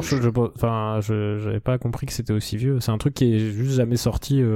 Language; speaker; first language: French; native; French